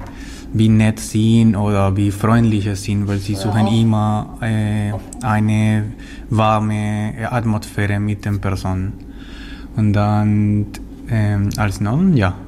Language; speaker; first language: German; non-native, learner; Spanish